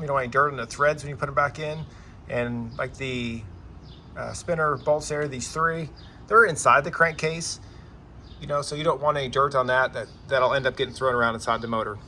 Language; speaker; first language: English; native; English